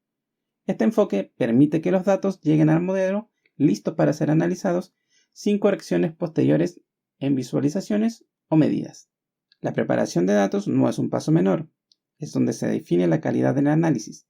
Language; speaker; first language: Spanish; native; Spanish